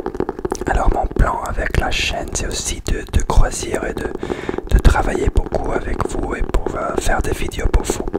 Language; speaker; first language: French; non-native, learner; English